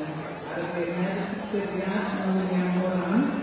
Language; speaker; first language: Welsh; native; Welsh